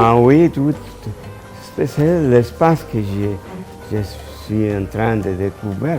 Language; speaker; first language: French; non-native, fluent; Spanish